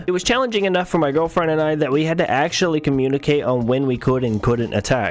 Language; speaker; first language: English; native; English